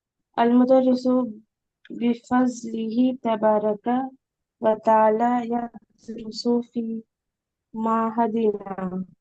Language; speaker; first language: Arabic; non-native, learner; Urdu